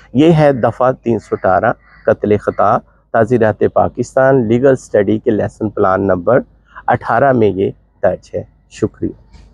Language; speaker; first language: Urdu; non-native, local second language; Punjabi